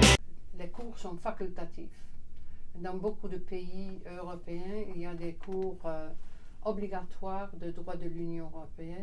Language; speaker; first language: French; non-native, fluent; Dutch